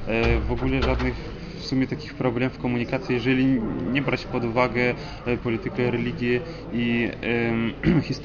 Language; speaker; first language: Polish; non-native, fluent; Russian